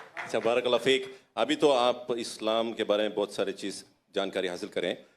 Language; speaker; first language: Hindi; non-native, local second language; Tamil